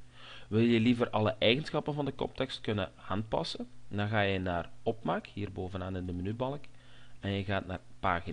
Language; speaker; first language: Dutch; native; Dutch